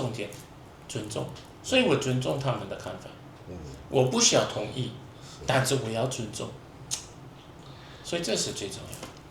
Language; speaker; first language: Chinese; non-native, fluent; English